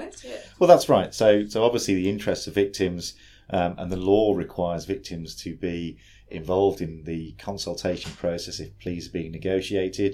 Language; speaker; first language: English; native; English